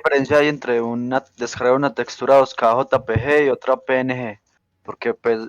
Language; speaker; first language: Spanish; native; Spanish